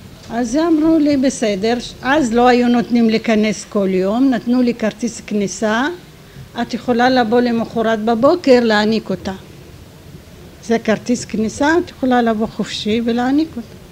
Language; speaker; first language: Hebrew; non-native, fluent; Arabic